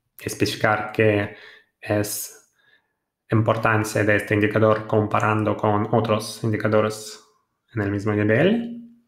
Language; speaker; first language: Spanish; non-native, fluent; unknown